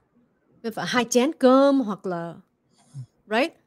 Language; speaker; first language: Vietnamese; early bilingual, other home language; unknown